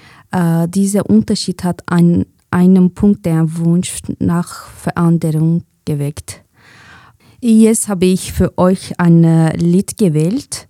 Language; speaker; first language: German; non-native, fluent; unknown